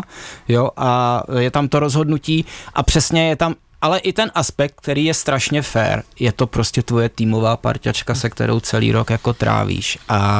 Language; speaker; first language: Czech; native; Czech